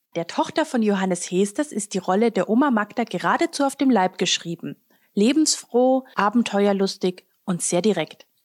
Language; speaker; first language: German; native; German